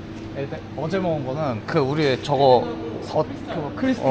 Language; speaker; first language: Korean; native; Korean